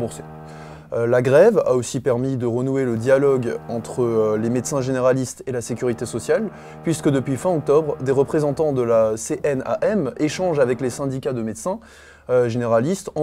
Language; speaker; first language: French; native; French